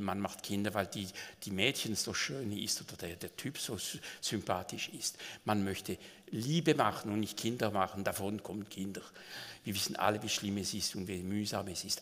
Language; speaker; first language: German; non-native, local second language; French